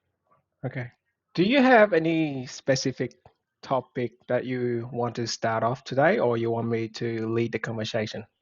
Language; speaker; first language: English; non-native, fluent; Vietnamese